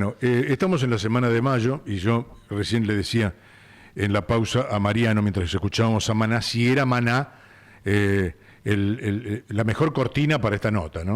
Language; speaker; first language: Spanish; native; Spanish